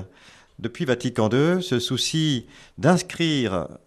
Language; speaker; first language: French; native; French